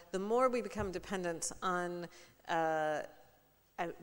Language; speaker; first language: English; native; English